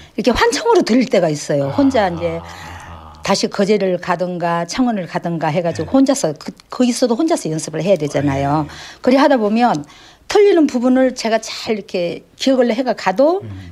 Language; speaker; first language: Korean; native; Korean